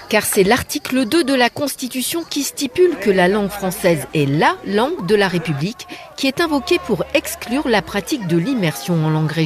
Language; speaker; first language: French; native; French